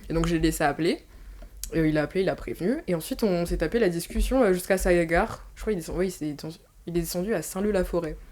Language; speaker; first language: French; native; French